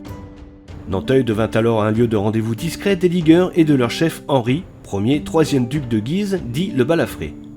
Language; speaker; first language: French; native; French